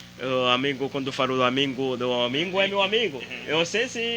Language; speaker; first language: Portuguese; non-native, learner; Haitian Creole